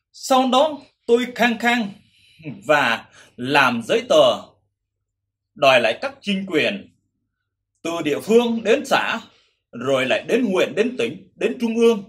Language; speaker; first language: Vietnamese; non-native, local second language; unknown